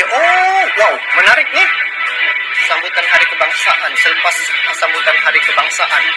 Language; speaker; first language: Malay; native; Malay